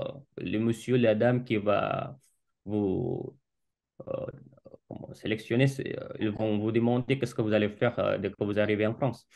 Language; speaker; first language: French; non-native, fluent; Indonesian